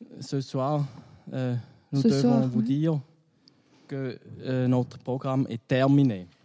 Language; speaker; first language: French; non-native, fluent; German